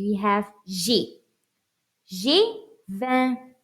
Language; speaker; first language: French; non-native, fluent; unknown